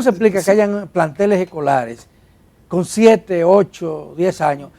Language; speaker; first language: Spanish; native; Spanish